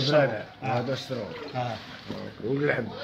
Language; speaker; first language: Arabic; native; Arabic